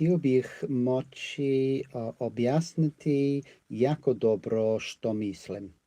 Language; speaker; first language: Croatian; non-native, learner; English